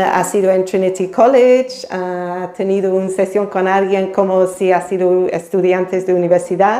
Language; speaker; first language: Spanish; non-native, fluent; English